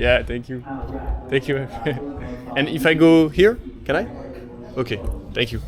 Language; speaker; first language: English; non-native, learner; French